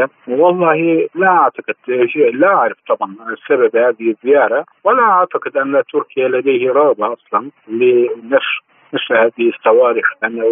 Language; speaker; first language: Arabic; non-native, fluent; Turkish